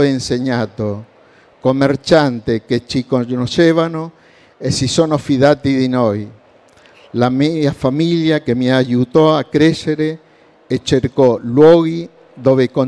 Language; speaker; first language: Italian; non-native, learner; Spanish